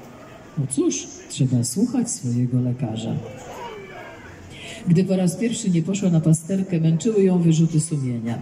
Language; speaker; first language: Polish; native; Polish